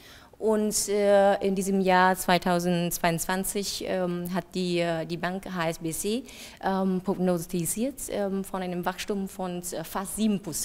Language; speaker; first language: German; non-native, fluent; Vietnamese